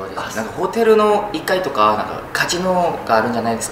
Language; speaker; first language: Japanese; non-native, learner; Korean